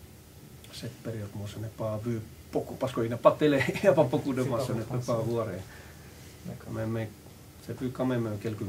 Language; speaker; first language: French; non-native, learner; Finnish